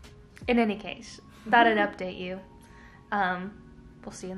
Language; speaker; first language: English; native; English